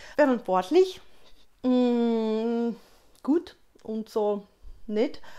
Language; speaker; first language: German; non-native, fluent; Russian